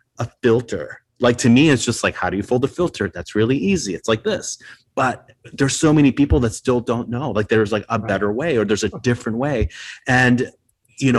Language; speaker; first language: English; non-native, fluent; Spanish